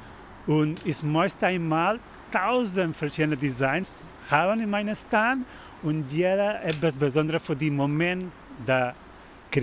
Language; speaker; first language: German; non-native, learner; Spanish